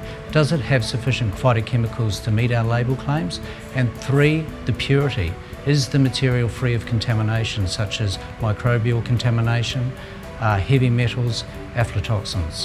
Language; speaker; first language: English; native; English